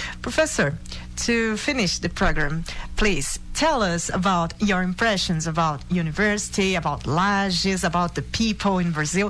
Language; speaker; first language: English; non-native, learner; Portuguese